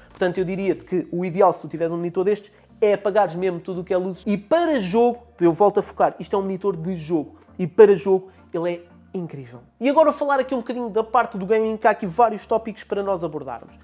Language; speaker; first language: Portuguese; native; Portuguese